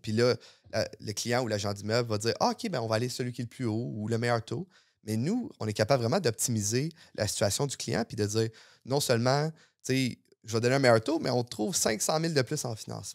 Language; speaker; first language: French; native; French